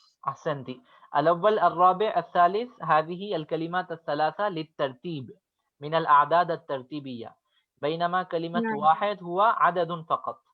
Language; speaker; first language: Arabic; non-native, fluent; Urdu